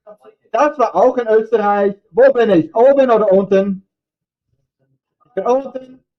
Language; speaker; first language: German; non-native, fluent; English